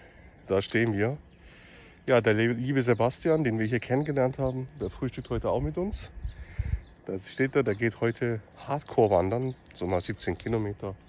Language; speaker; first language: German; native; German